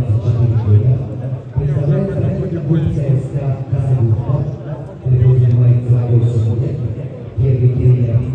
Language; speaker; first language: Russian; native; Russian